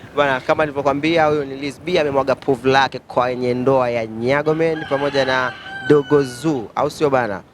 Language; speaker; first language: Swahili; native; Swahili